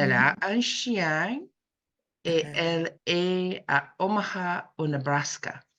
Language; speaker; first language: French; non-native, fluent; English